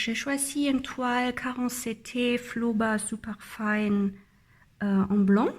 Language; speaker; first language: French; non-native, learner; German